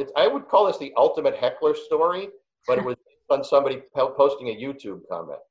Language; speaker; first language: English; native; English